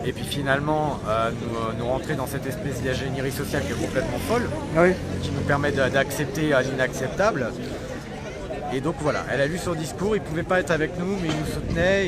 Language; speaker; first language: French; native; French